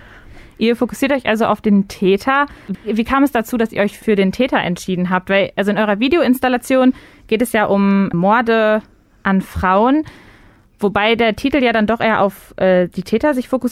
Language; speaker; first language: German; native; German